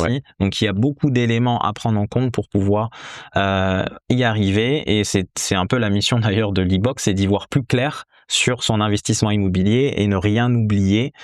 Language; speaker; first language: French; native; French